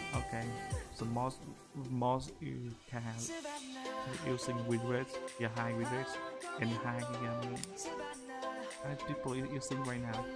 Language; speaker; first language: English; non-native, learner; Vietnamese